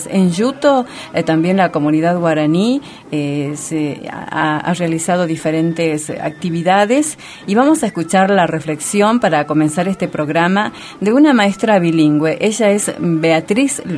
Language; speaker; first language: Spanish; native; Spanish